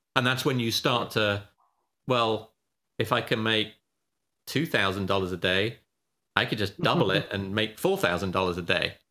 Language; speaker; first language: English; native; English